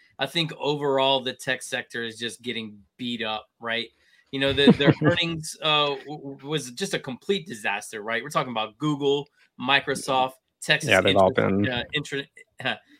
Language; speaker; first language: English; native; English